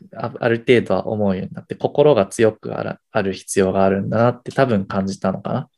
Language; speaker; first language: Japanese; early bilingual, heritage; Japanese